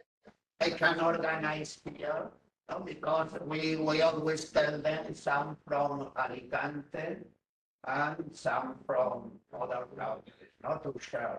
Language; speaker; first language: English; non-native, learner; Spanish